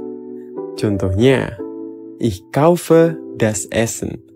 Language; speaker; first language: German; non-native, fluent; Indonesian